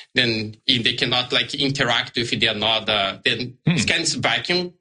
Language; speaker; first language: English; non-native, learner; Portuguese